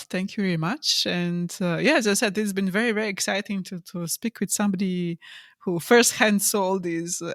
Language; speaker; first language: English; non-native, fluent; Slovenian